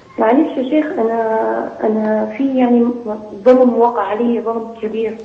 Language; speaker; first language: Arabic; native; Arabic